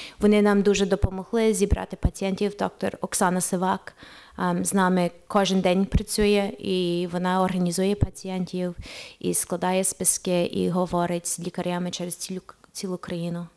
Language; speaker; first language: Ukrainian; early bilingual, heritage; Ukrainian